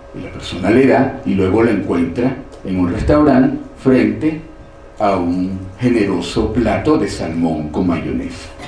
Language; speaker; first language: Spanish; native; Spanish